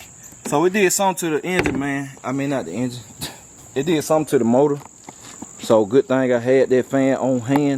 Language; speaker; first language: English; native; English